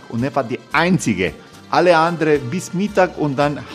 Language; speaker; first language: German; non-native, learner; Croatian